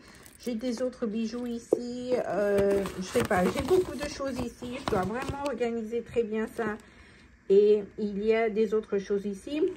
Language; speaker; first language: French; non-native, fluent; Spanish